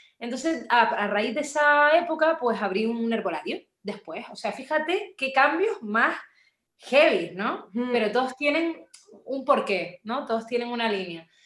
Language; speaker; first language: Spanish; native; Spanish